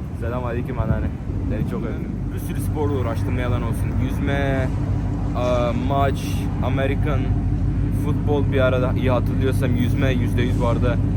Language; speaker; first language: Turkish; early bilingual, heritage; Turkish